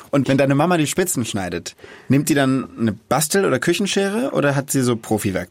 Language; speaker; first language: German; native; German